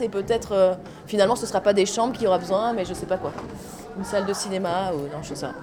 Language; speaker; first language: French; native; French